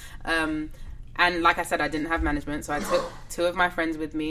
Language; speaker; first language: English; native; English